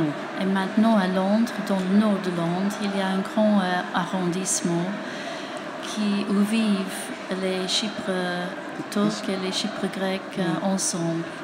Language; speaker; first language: French; non-native, fluent; English